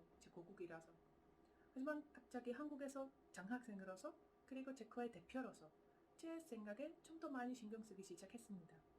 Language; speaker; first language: Korean; non-native, fluent; Czech